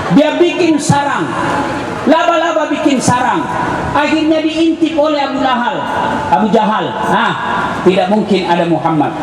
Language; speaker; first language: Indonesian; non-native, local second language; Buginese